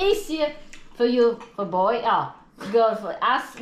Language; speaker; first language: English; non-native, learner; Swedish